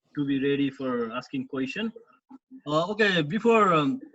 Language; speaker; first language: English; non-native, local second language; Nepali